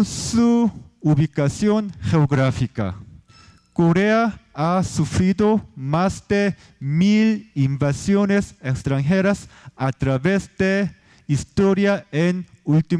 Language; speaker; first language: Spanish; non-native, fluent; Korean